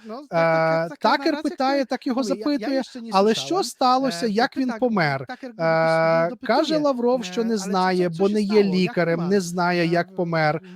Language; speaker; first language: Ukrainian; native; Ukrainian